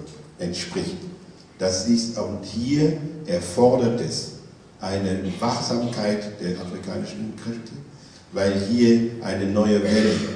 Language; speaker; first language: German; non-native, fluent; French